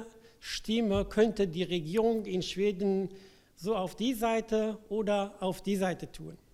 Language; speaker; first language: German; early bilingual, other home language; Central Kurdish